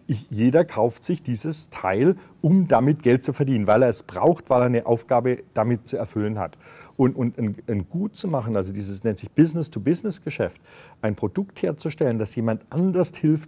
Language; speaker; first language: German; native; German